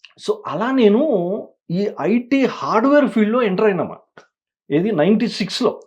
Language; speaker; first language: Telugu; native; Telugu